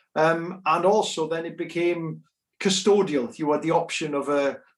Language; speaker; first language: English; native; English